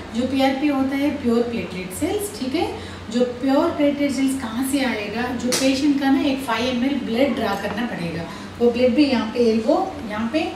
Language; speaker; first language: Hindi; non-native, local second language; Telugu